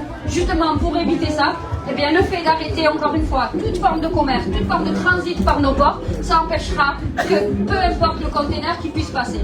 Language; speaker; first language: French; native; French